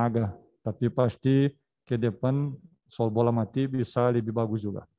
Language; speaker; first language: Indonesian; non-native, fluent; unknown